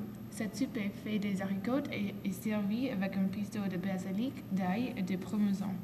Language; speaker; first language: French; non-native, learner; English